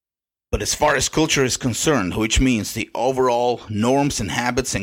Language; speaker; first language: English; non-native, fluent; Bulgarian